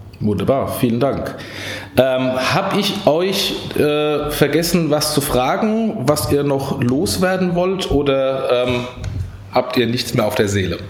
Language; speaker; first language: German; native; German